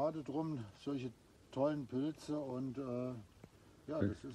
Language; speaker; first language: German; native; German